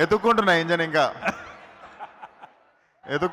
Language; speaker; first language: Telugu; native; Telugu